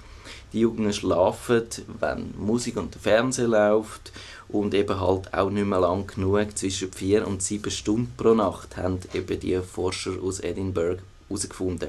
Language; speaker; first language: German; native; German